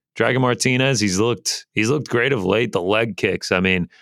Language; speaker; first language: English; native; English